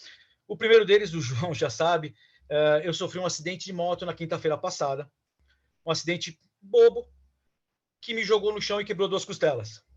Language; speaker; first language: Portuguese; native; Portuguese